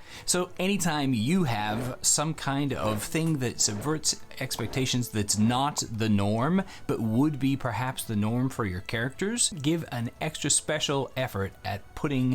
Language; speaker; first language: English; native; English